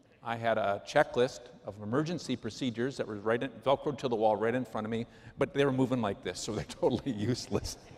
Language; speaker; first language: English; native; English